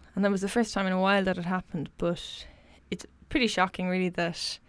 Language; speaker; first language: English; native; English